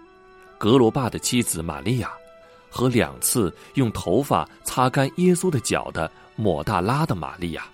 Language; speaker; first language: Chinese; native; Chinese